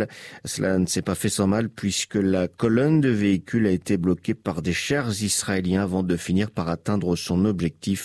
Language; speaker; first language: French; native; French